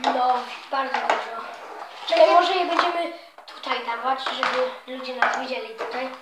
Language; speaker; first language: Polish; early bilingual, heritage; Polish